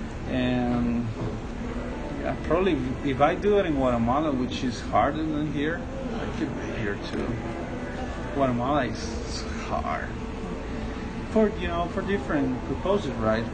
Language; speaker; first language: English; non-native, fluent; Spanish